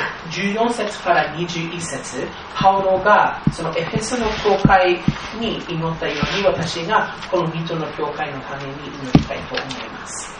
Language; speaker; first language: Japanese; non-native, fluent; English